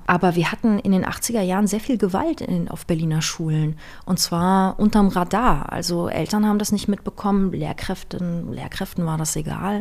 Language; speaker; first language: German; early bilingual, other home language; Persian